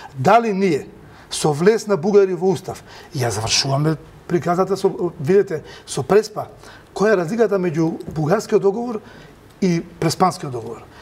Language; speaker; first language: Macedonian; native; Macedonian